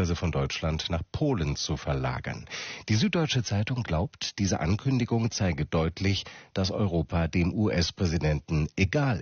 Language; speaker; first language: German; native; German